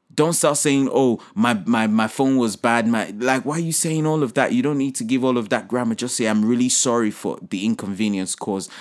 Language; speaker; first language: English; non-native, local second language; Yoruba